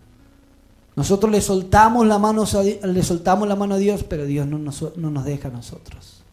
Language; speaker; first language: Spanish; native; Spanish